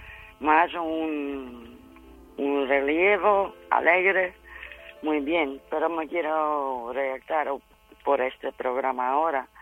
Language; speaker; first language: Spanish; non-native, learner; Dutch